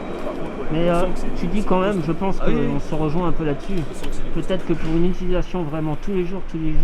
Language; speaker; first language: French; native; French